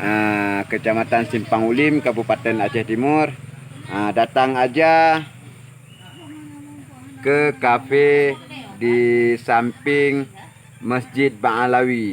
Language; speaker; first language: Indonesian; non-native, local second language; Achinese